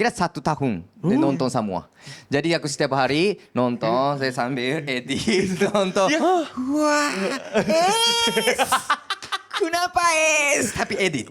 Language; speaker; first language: Indonesian; non-native, learner; Japanese